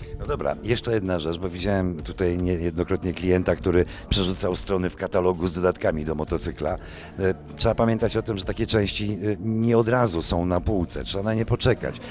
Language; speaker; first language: Polish; native; Polish